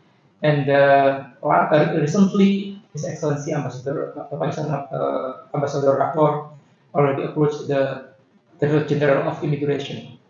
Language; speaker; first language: English; non-native, fluent; Indonesian